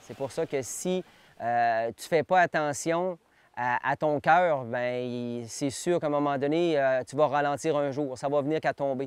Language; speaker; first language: French; native; French